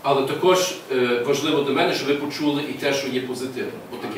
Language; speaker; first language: Ukrainian; early bilingual, heritage; English